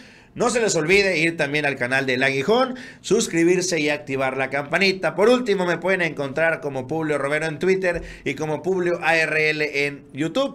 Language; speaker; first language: Spanish; native; Spanish